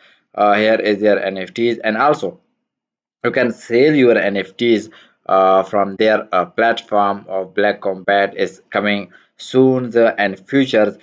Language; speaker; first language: English; non-native, learner; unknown